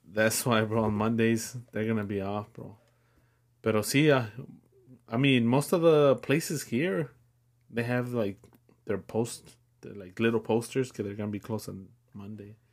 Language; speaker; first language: English; early bilingual, other home language; Spanish